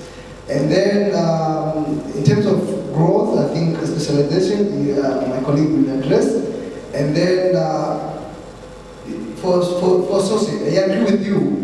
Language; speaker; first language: English; non-native, local second language; Swahili